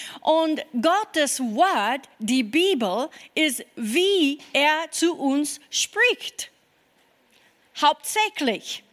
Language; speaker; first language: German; non-native, fluent; English